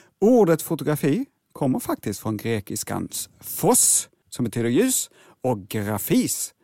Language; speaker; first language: Swedish; native; Swedish